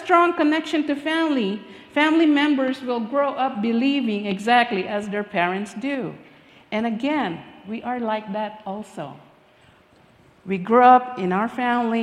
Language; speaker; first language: English; non-native, local second language; Filipino